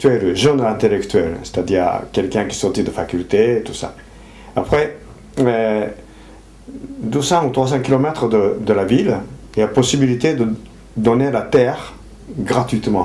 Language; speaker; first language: French; non-native, fluent; Japanese